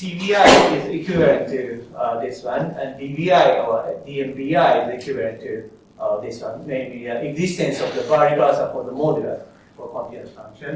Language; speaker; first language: English; non-native, fluent; Japanese